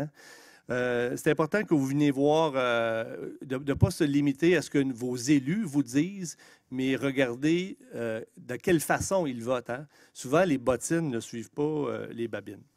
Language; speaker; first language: French; native; French